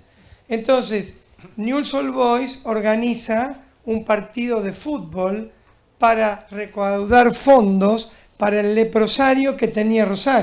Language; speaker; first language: Spanish; native; Spanish